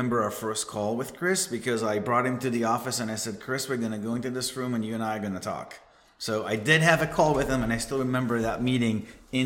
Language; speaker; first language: English; non-native, fluent; Hebrew